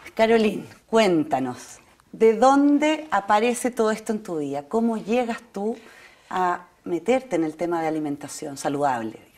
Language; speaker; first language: Spanish; native; Spanish